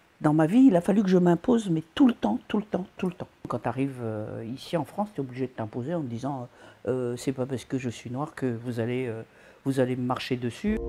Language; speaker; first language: French; non-native, local second language; Malagasy